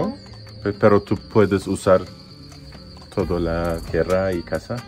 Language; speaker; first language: Spanish; non-native, learner; Turkish